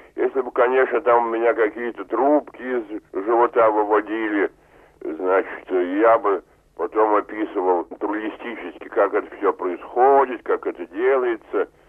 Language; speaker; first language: Russian; native; Russian